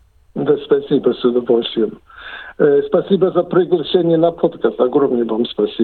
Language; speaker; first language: Russian; non-native, fluent; English